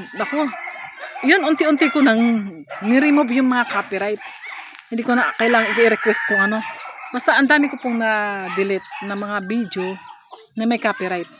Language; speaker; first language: Filipino; non-native, local second language; Hiligaynon